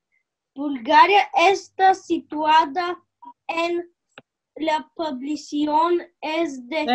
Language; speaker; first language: Spanish; non-native, learner; Bulgarian